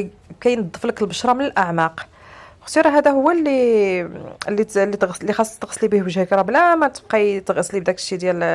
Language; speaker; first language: Arabic; native; Arabic